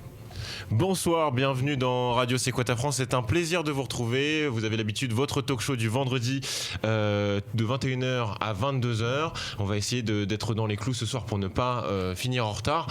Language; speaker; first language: French; native; French